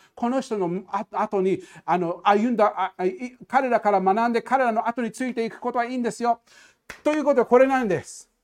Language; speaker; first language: Japanese; non-native, fluent; English